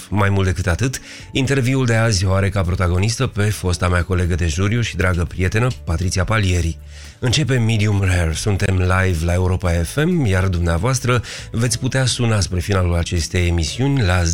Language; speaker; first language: Romanian; native; Romanian